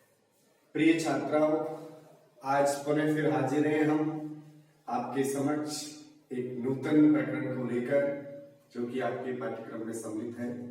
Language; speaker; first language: Hindi; native; Hindi